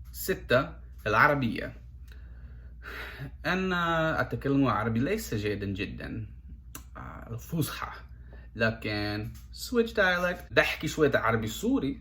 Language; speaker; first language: Arabic; non-native, learner; English